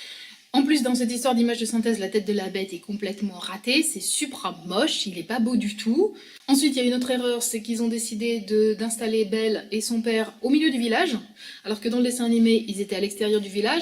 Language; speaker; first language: French; native; French